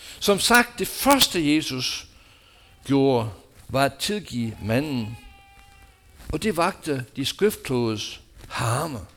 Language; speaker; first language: Danish; non-native, fluent; English